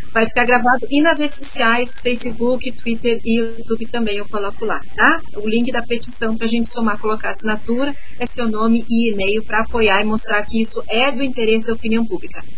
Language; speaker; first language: Portuguese; native; Portuguese